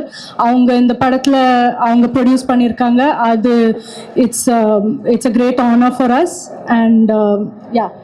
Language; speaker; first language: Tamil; non-native, fluent; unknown